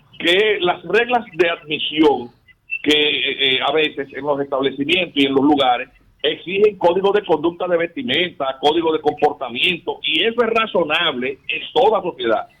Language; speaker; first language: Spanish; native; Spanish